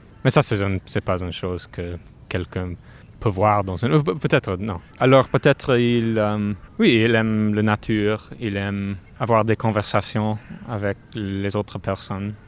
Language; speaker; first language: French; non-native, learner; English